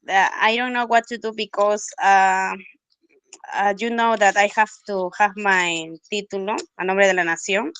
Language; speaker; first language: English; non-native, learner; Spanish